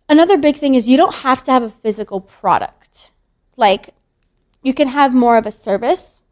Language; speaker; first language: English; native; English